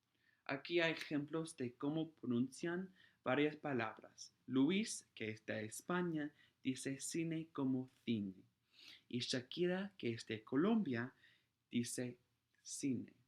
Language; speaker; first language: Spanish; non-native, fluent; English